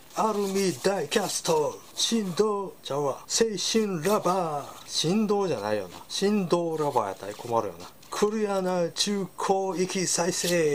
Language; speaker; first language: Japanese; native; Japanese